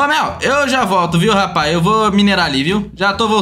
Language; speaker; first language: Portuguese; native; Portuguese